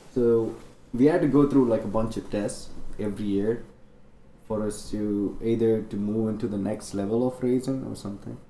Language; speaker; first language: English; non-native, local second language; Tamil